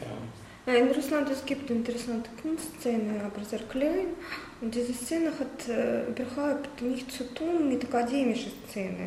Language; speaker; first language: German; non-native, learner; Russian